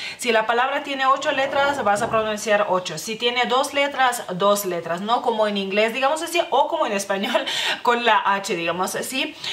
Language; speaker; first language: Spanish; non-native, fluent; Lithuanian